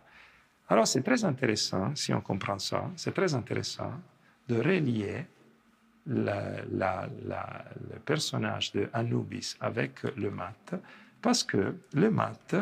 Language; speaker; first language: French; non-native, fluent; Italian